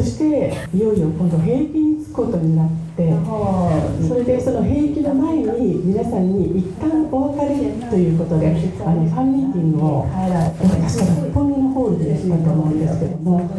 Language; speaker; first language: Japanese; native; Japanese